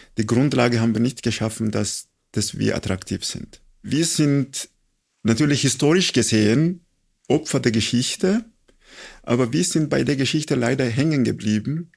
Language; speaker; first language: German; non-native, fluent; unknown